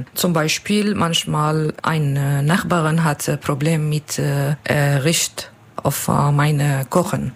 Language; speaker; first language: German; non-native, learner; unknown